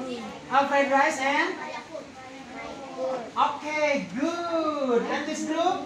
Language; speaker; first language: English; non-native, learner; Indonesian